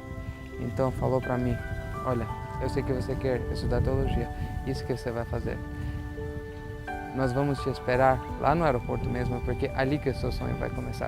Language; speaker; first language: Portuguese; non-native, fluent; Albanian